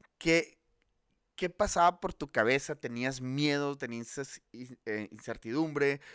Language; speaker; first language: Spanish; native; Spanish